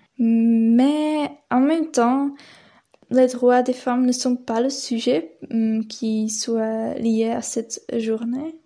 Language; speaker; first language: French; non-native, fluent; Czech